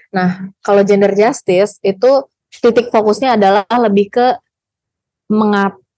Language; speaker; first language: Indonesian; native; Indonesian